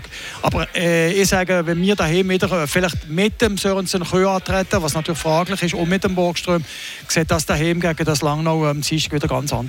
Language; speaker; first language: German; native; German